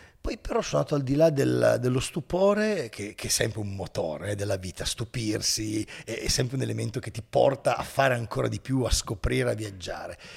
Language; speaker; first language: Italian; native; Italian